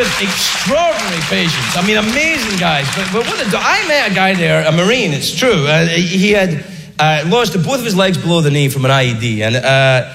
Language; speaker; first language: English; native; English